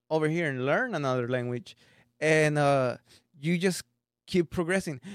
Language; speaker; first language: English; early bilingual, other home language; Spanish